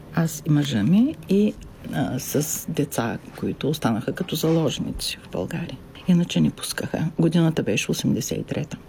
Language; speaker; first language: Bulgarian; native; Bulgarian